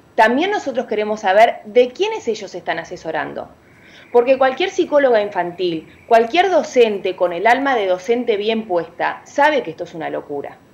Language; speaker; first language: Spanish; native; Spanish